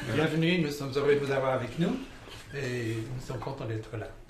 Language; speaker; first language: French; native; French